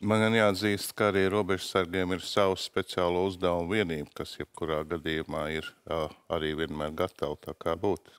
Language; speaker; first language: Latvian; native; Latvian